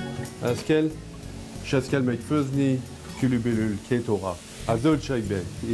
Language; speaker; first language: Hungarian; non-native, learner; French